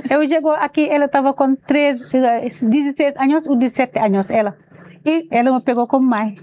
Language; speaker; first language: Portuguese; non-native, learner; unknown